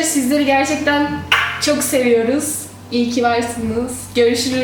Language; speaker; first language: Turkish; native; Turkish